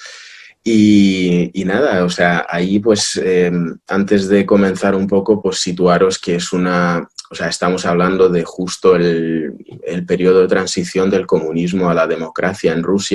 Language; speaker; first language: Spanish; early bilingual, other home language; Russian